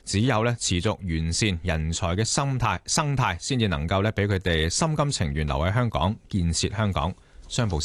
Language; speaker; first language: Cantonese; native; Cantonese